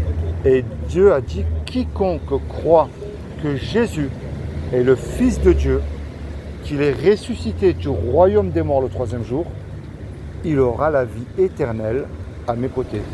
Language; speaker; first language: French; native; French